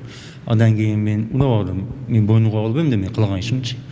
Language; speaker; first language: Kyrgyz; non-native, local second language; Uzbek